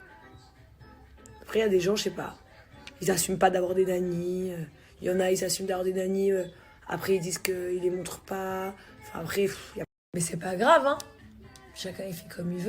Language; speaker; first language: French; native; French